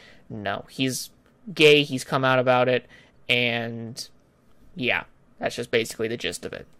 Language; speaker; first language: English; native; English